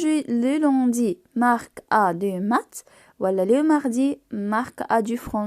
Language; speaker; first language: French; non-native, fluent; Arabic